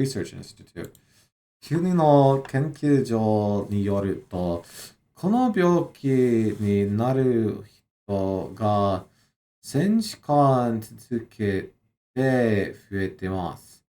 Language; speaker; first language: Japanese; non-native, learner; English